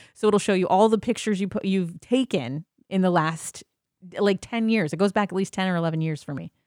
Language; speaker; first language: English; native; English